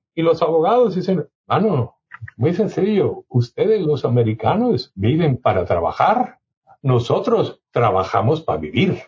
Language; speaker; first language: Spanish; native; Spanish